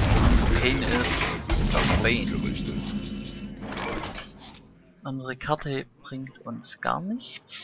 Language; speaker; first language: German; native; German